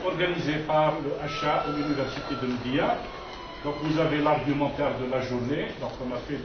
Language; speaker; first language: French; non-native, local second language; Kabyle